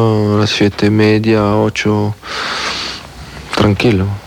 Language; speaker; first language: Spanish; non-native, learner; French